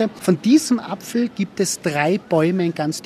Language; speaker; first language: German; native; German